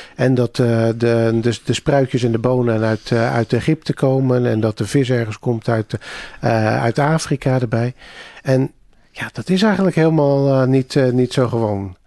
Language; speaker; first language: Dutch; native; Dutch